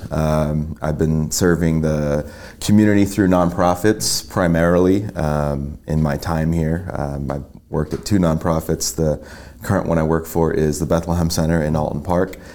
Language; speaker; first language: English; native; English